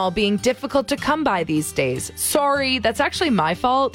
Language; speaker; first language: English; native; English